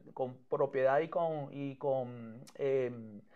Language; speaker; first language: Spanish; native; Spanish